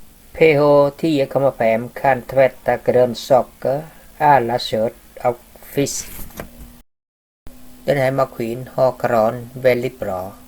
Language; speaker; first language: Swedish; non-native, learner; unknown